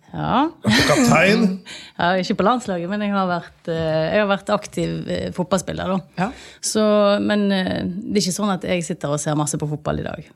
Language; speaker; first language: Norwegian; native; Norwegian